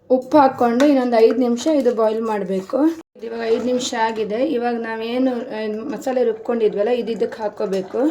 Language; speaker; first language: Kannada; non-native, local second language; Konkani